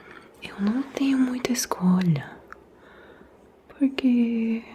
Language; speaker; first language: Portuguese; non-native, fluent; Italian